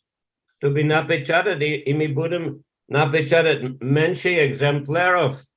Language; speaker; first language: Russian; non-native, learner; English